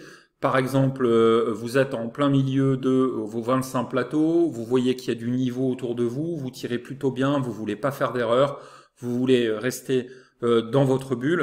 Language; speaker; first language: French; native; French